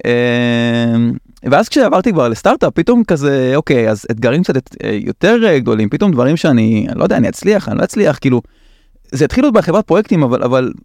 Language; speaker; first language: Hebrew; native; Hebrew